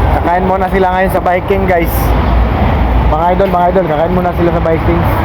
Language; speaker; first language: Filipino; non-native, local second language; Cebuano